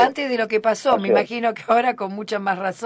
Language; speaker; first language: Spanish; native; Spanish